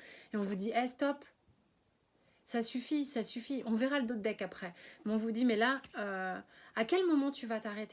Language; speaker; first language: French; native; French